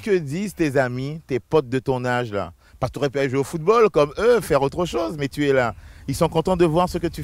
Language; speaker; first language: French; native; French